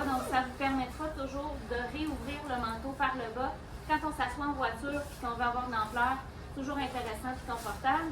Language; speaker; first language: French; native; French